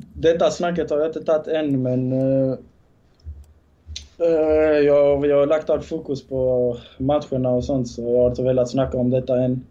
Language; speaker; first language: Swedish; early bilingual, other home language; Bosnian